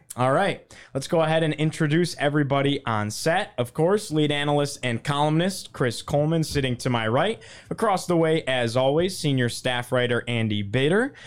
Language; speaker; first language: English; native; English